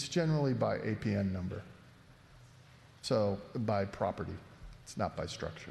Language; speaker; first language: English; native; English